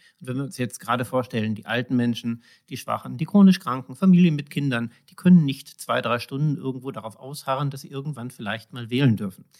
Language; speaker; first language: German; native; German